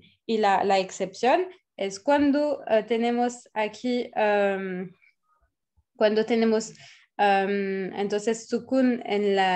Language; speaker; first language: Spanish; non-native, fluent; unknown